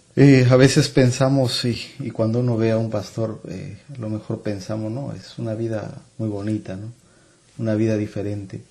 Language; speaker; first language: Spanish; native; Spanish